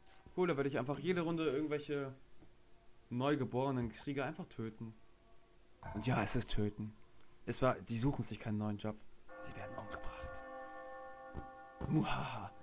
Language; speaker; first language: German; native; German